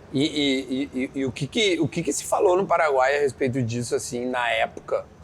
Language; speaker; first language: Portuguese; native; Portuguese